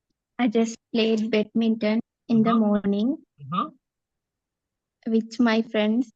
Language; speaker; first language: English; non-native, learner; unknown